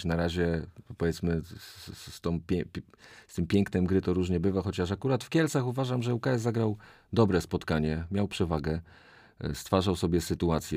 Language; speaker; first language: Polish; native; Polish